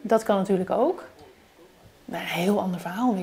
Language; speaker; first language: Dutch; native; Dutch